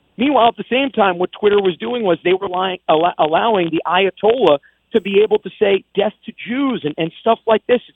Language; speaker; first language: English; native; English